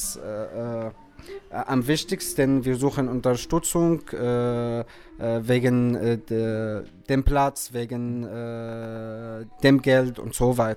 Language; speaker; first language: German; non-native, fluent; Arabic